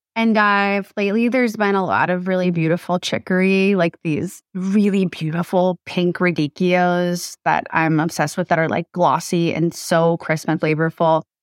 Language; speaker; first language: English; native; English